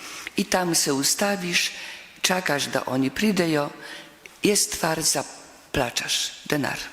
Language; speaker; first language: Slovenian; non-native, fluent; Polish